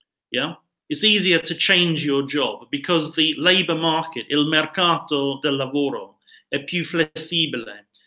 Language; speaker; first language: Italian; non-native, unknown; English